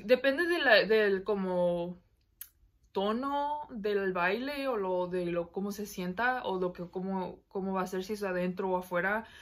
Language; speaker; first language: Spanish; early bilingual, heritage; Spanish